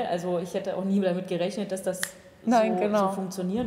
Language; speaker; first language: German; native; German